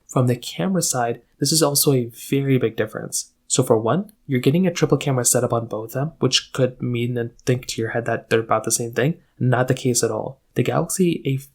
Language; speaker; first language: English; native; English